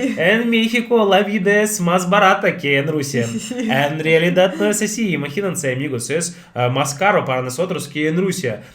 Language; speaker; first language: Spanish; non-native, fluent; Russian